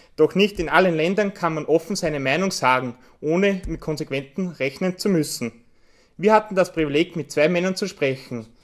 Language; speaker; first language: German; native; German